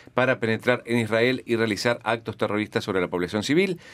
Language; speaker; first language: Spanish; native; Spanish